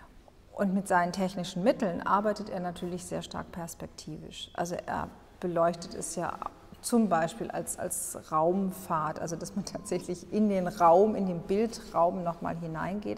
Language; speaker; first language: German; native; German